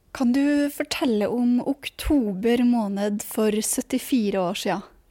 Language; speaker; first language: Norwegian; native; Norwegian